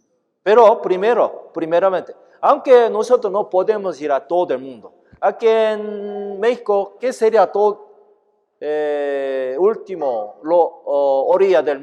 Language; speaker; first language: Spanish; non-native, fluent; Korean